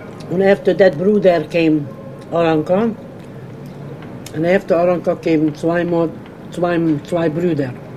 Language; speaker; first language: English; non-native, fluent; Hungarian